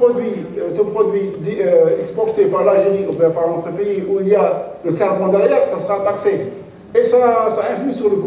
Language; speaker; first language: French; non-native, local second language; Arabic